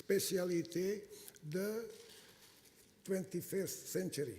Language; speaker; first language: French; non-native, fluent; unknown